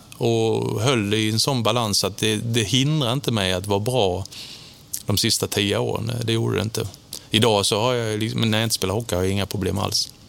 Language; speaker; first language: Swedish; native; Swedish